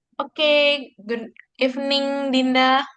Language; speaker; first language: English; non-native, fluent; Indonesian